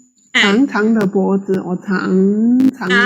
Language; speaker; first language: Chinese; native; Chinese